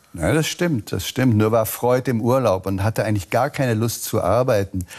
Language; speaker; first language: German; native; German